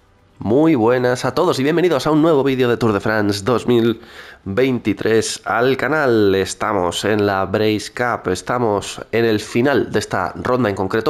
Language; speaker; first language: Spanish; native; Spanish